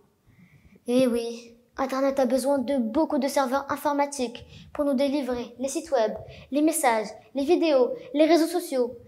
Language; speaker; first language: French; non-native, local second language; Arabic